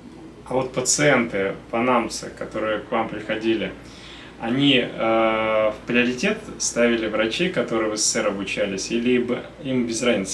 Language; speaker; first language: Russian; native; Russian